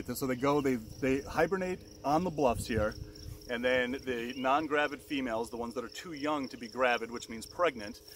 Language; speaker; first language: English; native; English